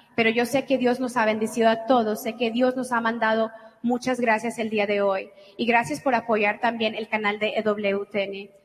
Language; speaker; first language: Spanish; early bilingual, heritage; Spanish